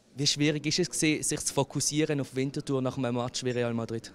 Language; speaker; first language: German; native; German